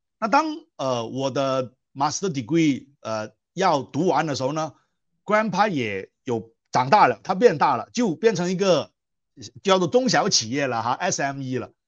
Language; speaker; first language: Chinese; non-native, local second language; Cantonese